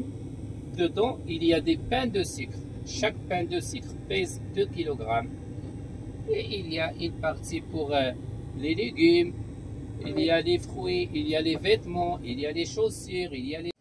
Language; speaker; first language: French; non-native, local second language; Arabic